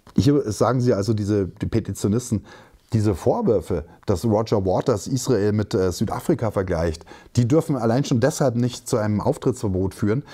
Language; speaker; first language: German; native; German